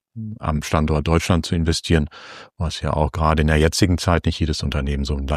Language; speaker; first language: German; native; German